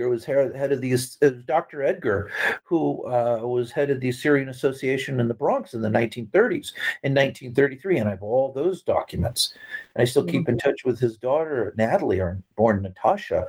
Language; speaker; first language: English; native; English